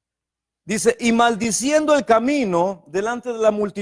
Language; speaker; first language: Spanish; native; Spanish